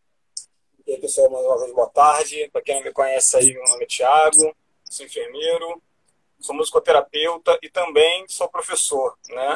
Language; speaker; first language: Portuguese; native; Portuguese